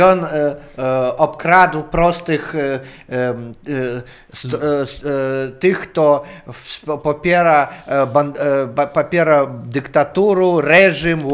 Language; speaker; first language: Polish; non-native, learner; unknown